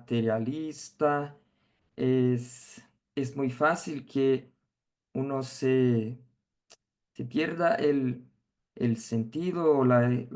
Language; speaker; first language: Spanish; non-native, fluent; Portuguese